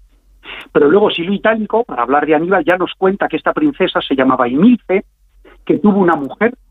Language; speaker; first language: Spanish; native; Spanish